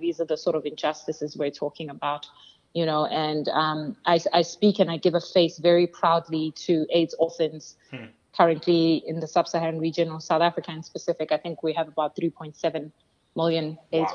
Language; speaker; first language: English; non-native, local second language; Xhosa